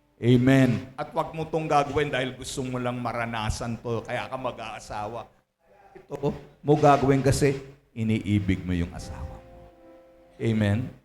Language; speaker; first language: Filipino; native; Filipino